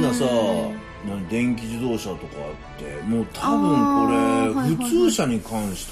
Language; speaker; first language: Japanese; native; Japanese